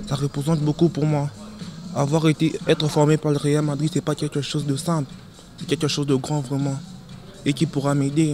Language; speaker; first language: French; non-native, local second language; Lingala